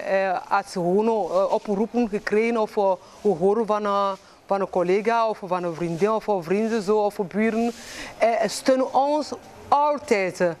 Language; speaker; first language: Dutch; non-native, learner; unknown